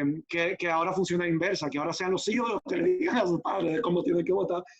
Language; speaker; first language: Spanish; native; Spanish